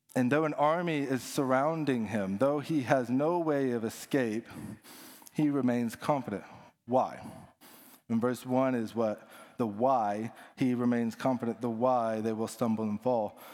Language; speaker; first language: English; native; English